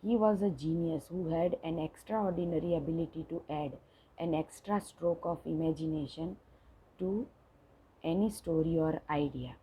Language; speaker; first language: English; non-native, local second language; Gujarati